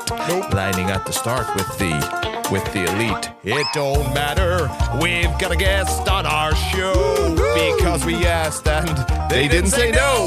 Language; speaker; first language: English; native; English